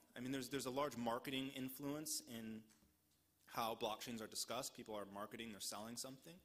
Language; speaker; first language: English; native; English